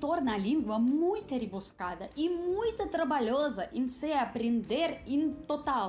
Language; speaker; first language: Portuguese; non-native, fluent; Russian